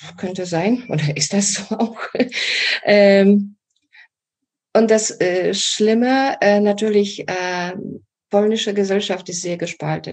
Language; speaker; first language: German; non-native, fluent; Polish